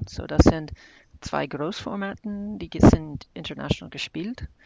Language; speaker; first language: German; non-native, learner; English